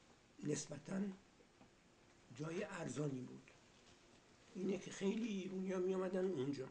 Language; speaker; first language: Persian; early bilingual, heritage; Persian